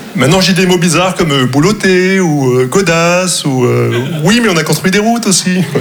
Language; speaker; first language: French; non-native, local second language; Arabic